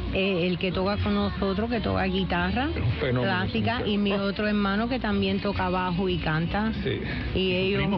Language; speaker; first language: Spanish; early bilingual, heritage; Spanish